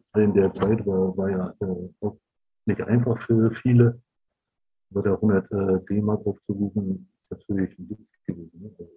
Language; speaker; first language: German; native; German